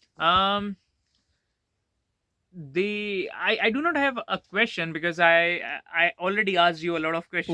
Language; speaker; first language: English; non-native, local second language; Hindi